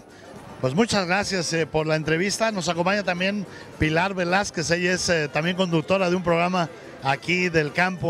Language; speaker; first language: Spanish; native; Spanish